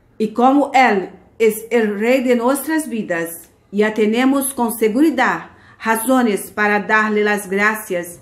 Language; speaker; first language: Spanish; non-native, fluent; Portuguese